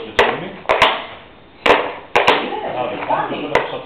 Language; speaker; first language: Hebrew; native; Hebrew